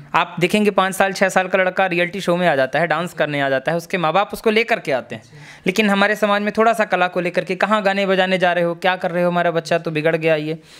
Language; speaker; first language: Hindi; native; Hindi